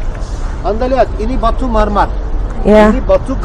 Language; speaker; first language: Indonesian; non-native, learner; Turkish